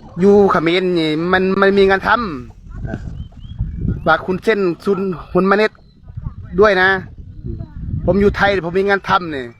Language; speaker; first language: Thai; non-native, fluent; Khmer